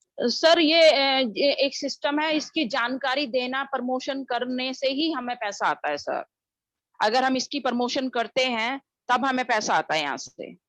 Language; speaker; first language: Hindi; native; Hindi